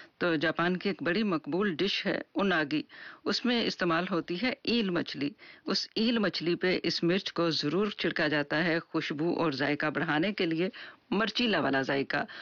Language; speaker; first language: Urdu; native; Urdu